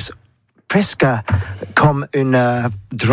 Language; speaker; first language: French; non-native, learner; English